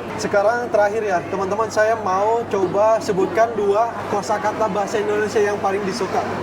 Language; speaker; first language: Indonesian; native; Indonesian